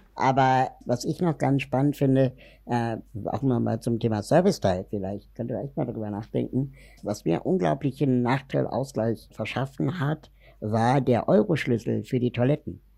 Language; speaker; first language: German; native; German